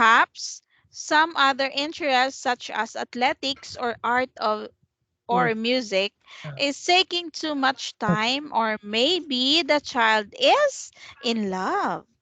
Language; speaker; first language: English; non-native, fluent; Vietnamese